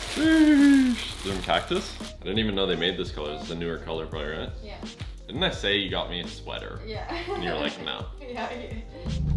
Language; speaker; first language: English; native; English